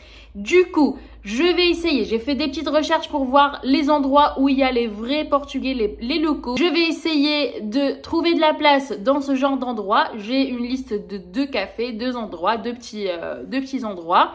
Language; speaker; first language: French; non-native, local second language; Arabic